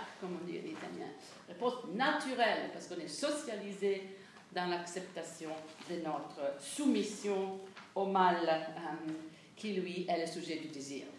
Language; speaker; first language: French; non-native, fluent; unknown